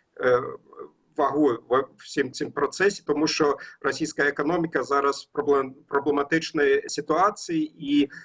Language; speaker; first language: Ukrainian; non-native, learner; German